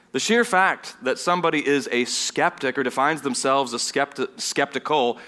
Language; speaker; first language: English; non-native, fluent; German